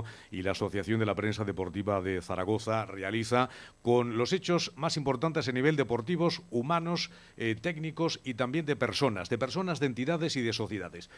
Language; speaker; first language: Spanish; native; Spanish